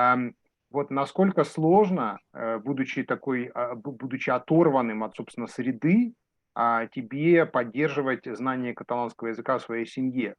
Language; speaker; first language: Russian; native; Russian